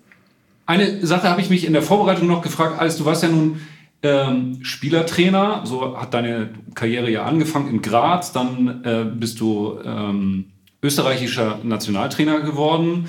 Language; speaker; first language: German; native; German